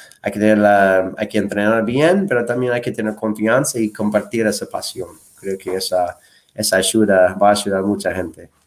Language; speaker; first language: Spanish; non-native, fluent; English